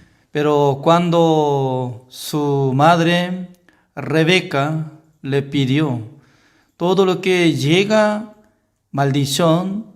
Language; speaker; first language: Spanish; non-native, learner; Korean